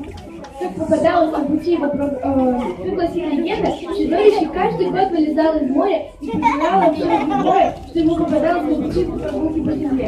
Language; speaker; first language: Russian; native; Russian